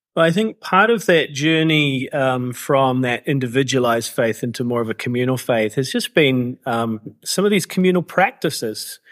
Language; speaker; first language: English; native; English